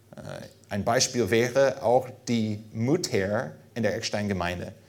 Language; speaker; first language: German; non-native, fluent; English